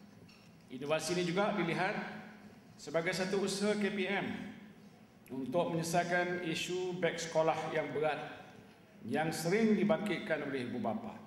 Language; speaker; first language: Malay; native; Malay